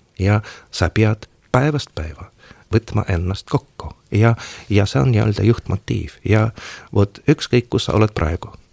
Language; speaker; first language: Estonian; non-native, local second language; Russian